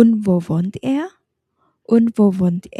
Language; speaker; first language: German; non-native, fluent; Indonesian